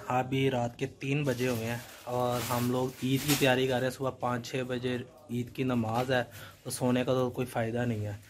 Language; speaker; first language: Urdu; non-native, local second language; Punjabi